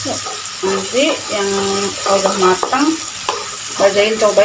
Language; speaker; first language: Indonesian; native; Indonesian